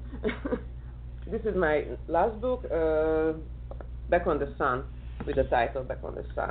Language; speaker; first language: English; non-native, learner; Serbian